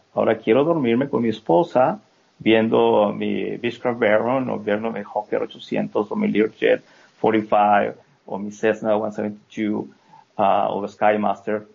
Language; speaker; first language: Spanish; native; Spanish